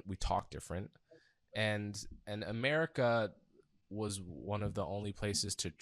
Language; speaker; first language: English; native; English